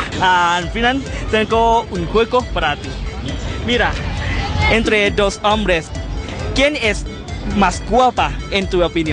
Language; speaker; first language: Spanish; non-native, learner; Thai